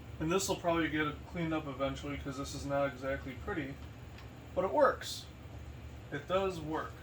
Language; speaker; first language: English; native; English